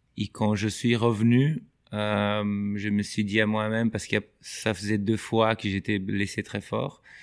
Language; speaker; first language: French; non-native, fluent; Portuguese